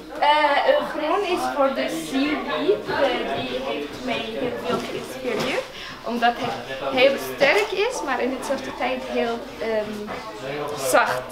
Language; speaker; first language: Dutch; non-native, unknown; Arabic